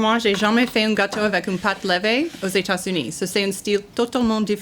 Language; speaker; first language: French; non-native, learner; English